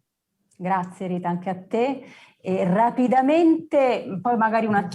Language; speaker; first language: Italian; native; Italian